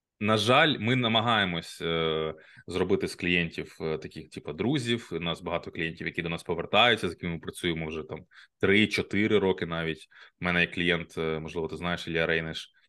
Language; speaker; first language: Ukrainian; native; Ukrainian